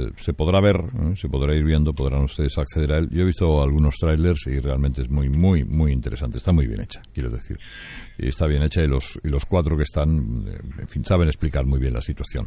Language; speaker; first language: Spanish; native; Spanish